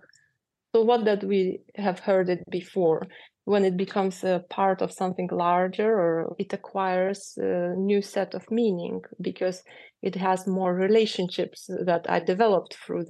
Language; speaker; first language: English; non-native, fluent; Lithuanian